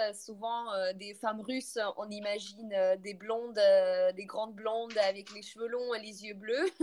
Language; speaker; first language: French; non-native, fluent; Russian